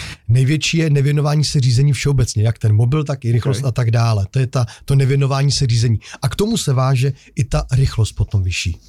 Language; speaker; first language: Czech; native; Czech